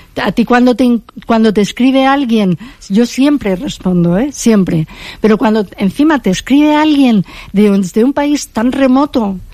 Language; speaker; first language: Spanish; native; Spanish